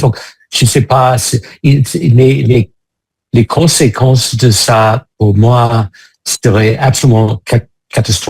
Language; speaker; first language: French; non-native, fluent; English